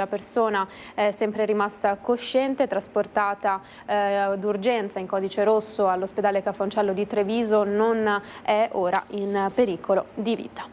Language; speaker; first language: Italian; native; Italian